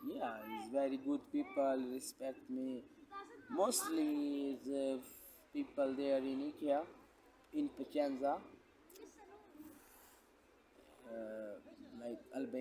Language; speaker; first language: English; non-native, local second language; Punjabi